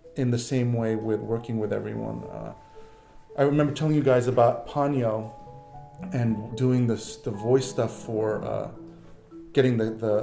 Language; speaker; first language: English; native; English